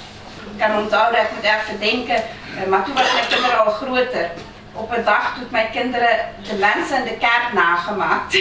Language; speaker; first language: Dutch; non-native, fluent; Afrikaans